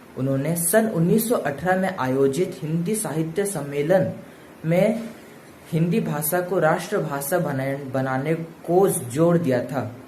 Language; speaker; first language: Hindi; non-native, local second language; Odia